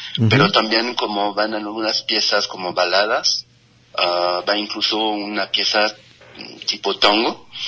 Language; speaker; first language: Spanish; non-native, fluent; French